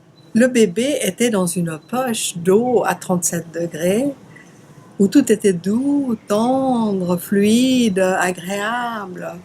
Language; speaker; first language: French; native; French